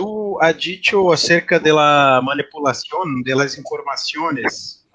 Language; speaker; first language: Spanish; non-native, learner; Portuguese